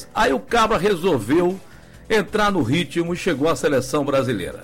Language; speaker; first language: Portuguese; native; Portuguese